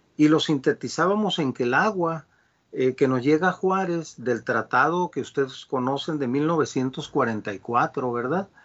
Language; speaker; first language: Spanish; native; Spanish